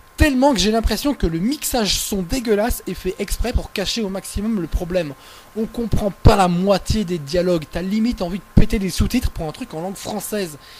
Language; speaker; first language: French; native; French